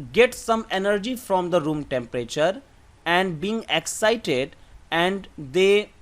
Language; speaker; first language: English; non-native, local second language; Hindi